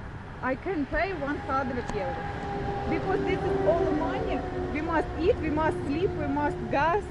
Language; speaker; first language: English; non-native, learner; Ukrainian